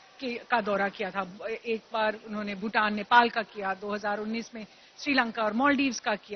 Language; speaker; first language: Hindi; native; Hindi